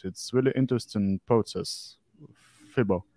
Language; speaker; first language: English; non-native, fluent; Russian